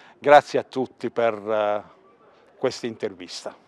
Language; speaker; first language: Italian; native; Italian